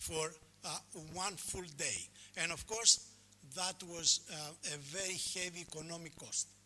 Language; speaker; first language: English; non-native, fluent; Greek